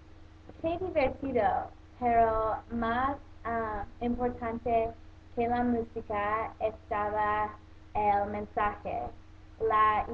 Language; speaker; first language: Spanish; non-native, learner; English